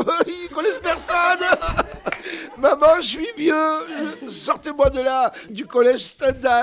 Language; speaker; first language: French; early bilingual, other home language; Kabyle